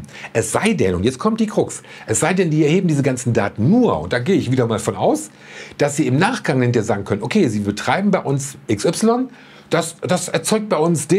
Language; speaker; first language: German; native; German